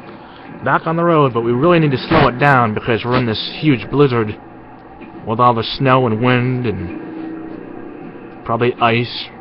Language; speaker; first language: English; native; English